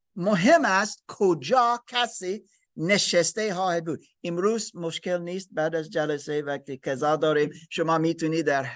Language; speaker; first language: Persian; non-native, learner; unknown